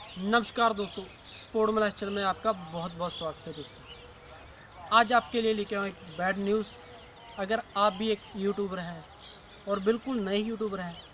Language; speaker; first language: Hindi; non-native, local second language; Punjabi